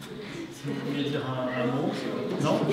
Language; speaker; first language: French; native; French